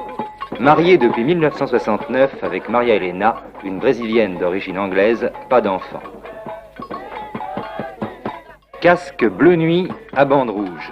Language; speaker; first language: French; native; French